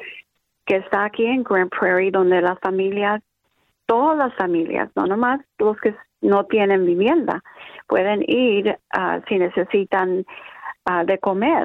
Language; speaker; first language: Spanish; early bilingual, other home language; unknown